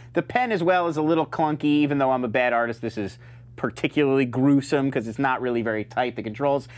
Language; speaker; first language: English; native; English